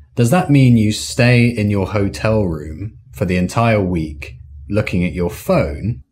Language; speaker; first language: English; native; English